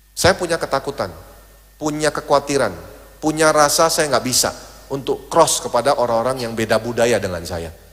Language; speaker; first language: Indonesian; native; Indonesian